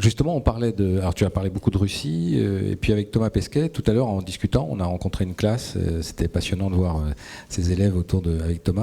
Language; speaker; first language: French; native; French